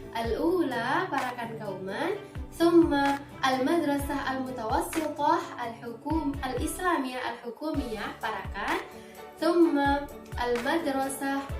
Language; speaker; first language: Arabic; non-native, fluent; Indonesian